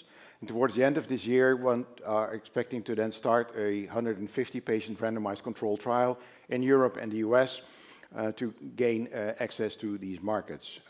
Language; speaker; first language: English; non-native, fluent; Dutch